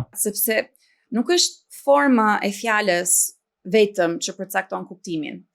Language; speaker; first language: Albanian; non-native, fluent; English